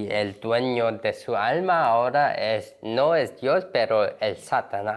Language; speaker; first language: Spanish; non-native, learner; Korean